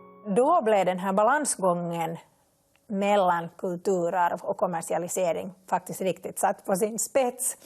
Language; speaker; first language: Swedish; native; Swedish